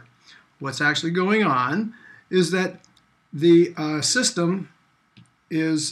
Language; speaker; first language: English; native; English